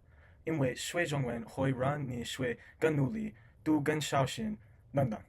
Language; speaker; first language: Chinese; non-native, learner; English